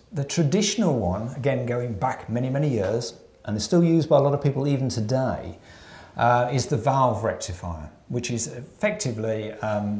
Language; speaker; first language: English; native; English